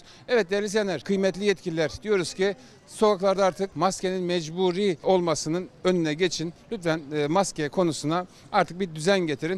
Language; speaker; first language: Turkish; native; Turkish